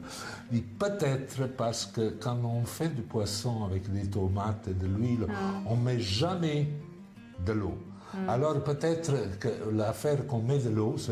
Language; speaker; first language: French; non-native, fluent; Italian